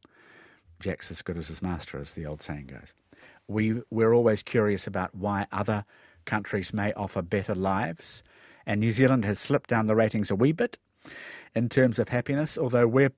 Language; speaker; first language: English; native; English